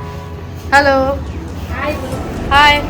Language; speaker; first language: Hindi; non-native, local second language; Bangla